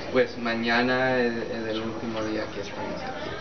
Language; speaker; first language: Spanish; non-native, fluent; English